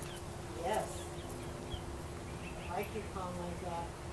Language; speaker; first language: English; native; English